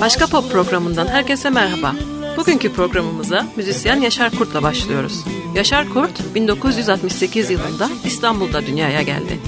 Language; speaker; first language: Turkish; native; Turkish